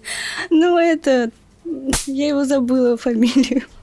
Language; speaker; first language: Russian; non-native, local second language; Turkmen